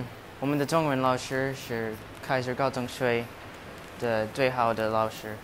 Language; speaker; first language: Chinese; non-native, learner; English